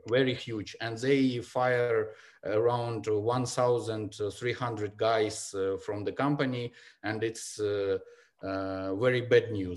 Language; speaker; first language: English; non-native, learner; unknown